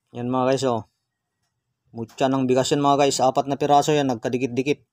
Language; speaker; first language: Filipino; non-native, local second language; Iloko